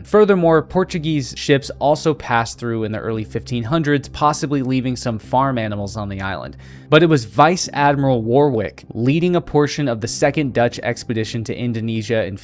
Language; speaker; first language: English; native; English